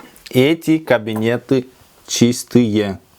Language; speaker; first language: Russian; non-native, local second language; Kyrgyz